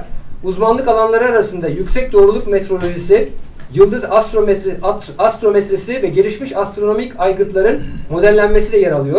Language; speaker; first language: Turkish; native; Turkish